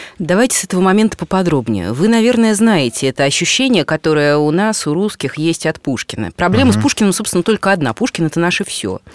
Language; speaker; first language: Russian; native; Russian